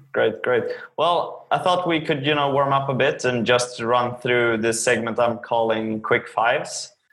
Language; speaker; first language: English; non-native, fluent; Swedish